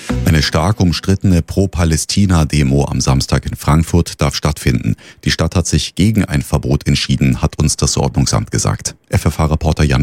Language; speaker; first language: German; native; German